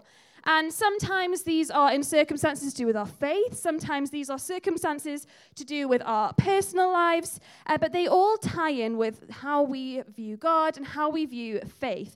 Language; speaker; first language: English; native; English